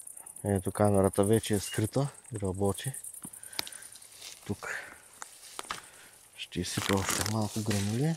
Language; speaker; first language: Bulgarian; native; Bulgarian